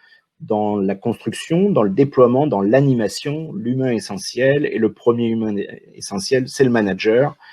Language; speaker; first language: French; native; French